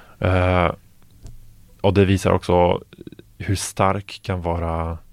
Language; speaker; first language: Swedish; non-native, fluent; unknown